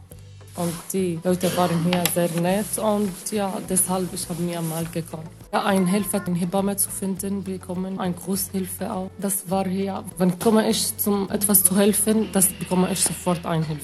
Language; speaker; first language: German; non-native, learner; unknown